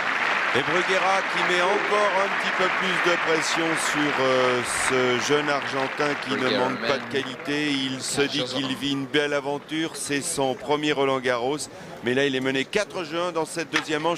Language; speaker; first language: French; native; French